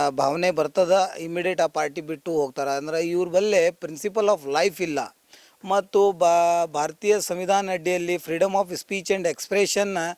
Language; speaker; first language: Kannada; native; Kannada